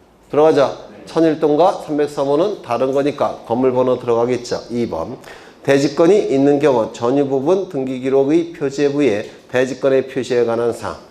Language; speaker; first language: Korean; native; Korean